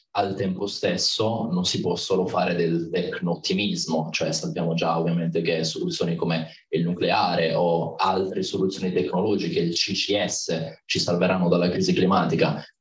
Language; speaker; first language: Italian; native; Italian